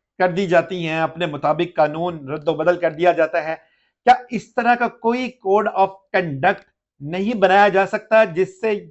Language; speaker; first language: Urdu; native; Urdu